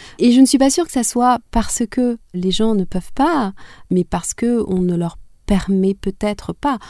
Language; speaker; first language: French; non-native, local second language; Kinyarwanda